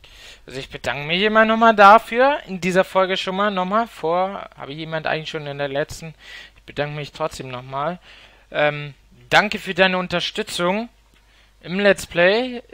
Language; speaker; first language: German; native; German